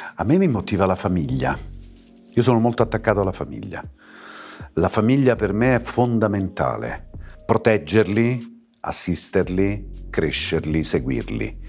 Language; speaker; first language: Italian; native; Italian